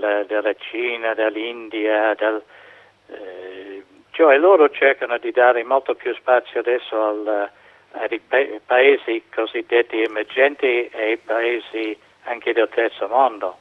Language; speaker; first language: Italian; non-native, fluent; English